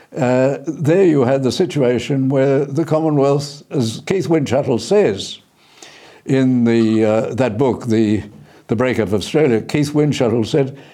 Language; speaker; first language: English; early bilingual, other home language; Indonesian